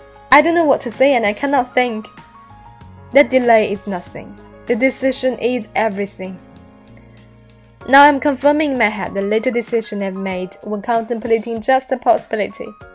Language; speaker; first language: English; non-native, fluent; Chinese